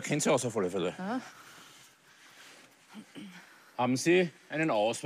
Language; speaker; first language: German; native; German